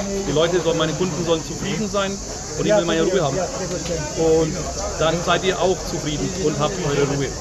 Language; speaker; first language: German; early bilingual, other home language; Turkish